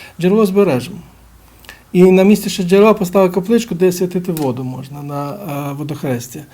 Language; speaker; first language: Ukrainian; native; Ukrainian